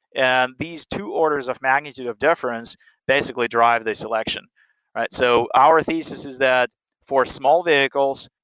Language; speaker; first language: English; non-native, fluent; Russian